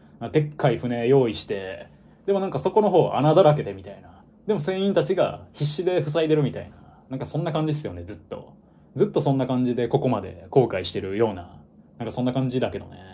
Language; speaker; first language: Japanese; native; Japanese